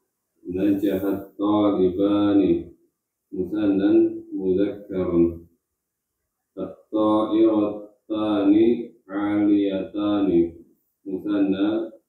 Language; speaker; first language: Arabic; non-native, learner; Indonesian